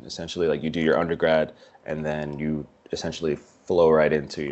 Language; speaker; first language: English; native; English